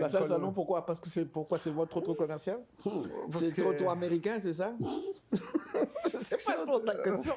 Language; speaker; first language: French; native; French